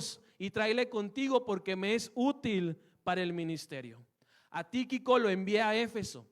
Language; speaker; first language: Spanish; native; Spanish